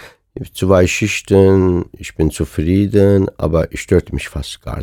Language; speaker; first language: German; non-native, fluent; Persian